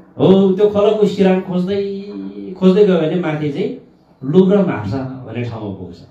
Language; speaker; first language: Nepali; non-native, local second language; Gurung